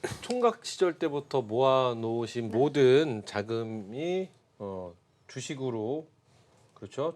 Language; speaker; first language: Korean; native; Korean